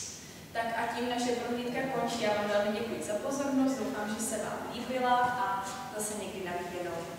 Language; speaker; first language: Czech; native; Czech